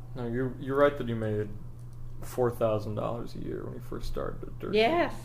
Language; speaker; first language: English; native; English